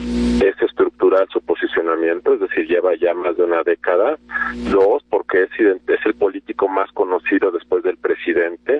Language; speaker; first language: Spanish; native; Spanish